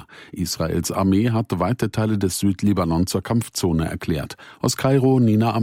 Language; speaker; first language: German; native; German